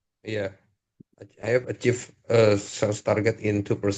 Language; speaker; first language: English; non-native, learner; Indonesian